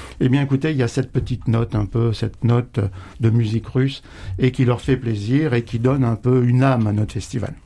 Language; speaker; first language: French; native; French